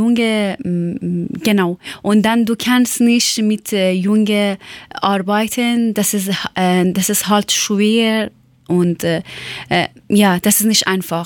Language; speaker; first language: German; non-native, learner; Persian